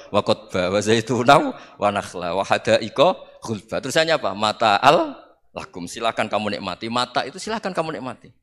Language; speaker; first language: Indonesian; non-native, local second language; Javanese